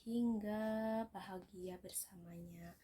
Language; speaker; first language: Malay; non-native, local second language; Sundanese